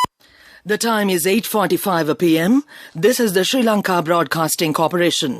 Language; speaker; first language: English; non-native, local second language; Sinhala